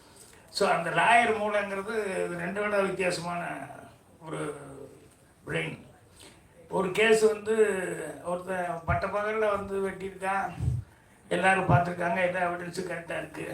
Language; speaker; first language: Tamil; native; Tamil